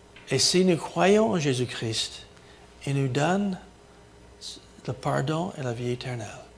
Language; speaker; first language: French; non-native, fluent; English